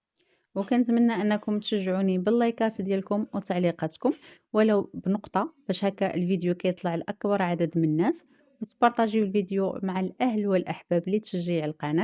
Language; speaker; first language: Arabic; native; Arabic